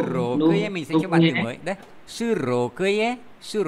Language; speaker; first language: Russian; non-native, fluent; Vietnamese